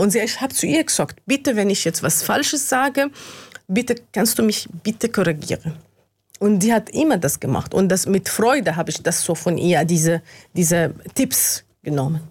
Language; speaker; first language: German; non-native, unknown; Arabic